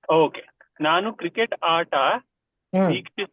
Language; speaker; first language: Kannada; non-native, learner; Telugu